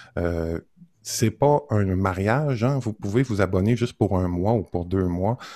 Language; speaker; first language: French; native; French